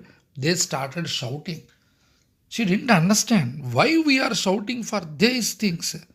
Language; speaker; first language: English; non-native, local second language; Telugu